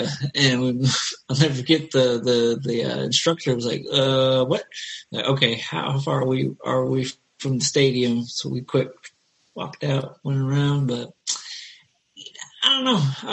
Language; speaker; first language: English; native; English